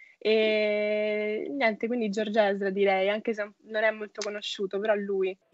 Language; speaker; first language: Italian; native; Italian